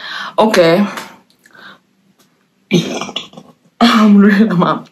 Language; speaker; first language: Indonesian; non-native, fluent; Thai